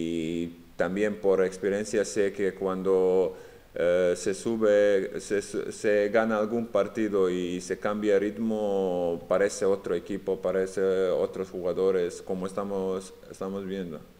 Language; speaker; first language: Spanish; non-native, fluent; Serbian